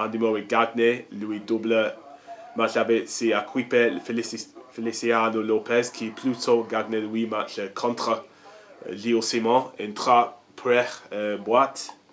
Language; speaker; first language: French; non-native, learner; English